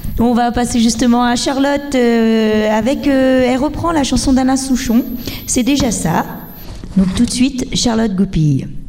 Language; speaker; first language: French; native; French